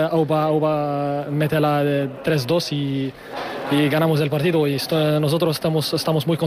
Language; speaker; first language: Spanish; non-native, learner; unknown